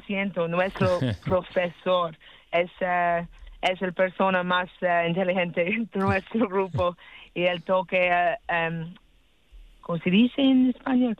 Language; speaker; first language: Spanish; non-native, learner; English